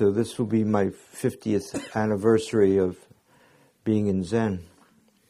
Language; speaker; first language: English; native; English